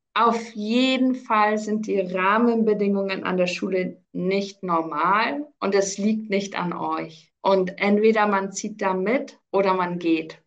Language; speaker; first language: German; early bilingual, other home language; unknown